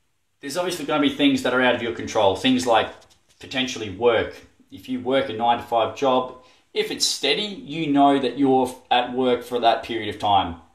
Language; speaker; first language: English; native; English